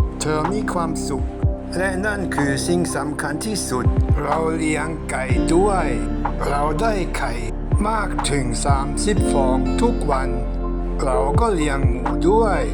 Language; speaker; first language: Thai; non-native, fluent; German